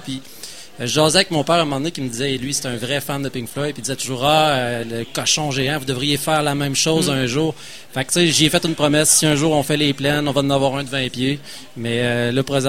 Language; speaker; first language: French; native; French